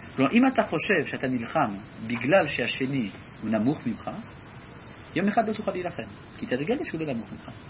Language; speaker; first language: Hebrew; non-native, fluent; French